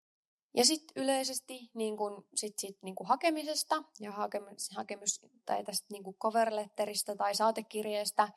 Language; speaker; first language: Finnish; native; Finnish